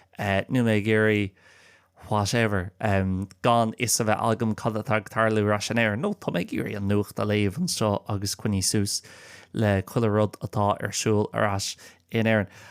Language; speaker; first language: Irish; non-native, local second language; English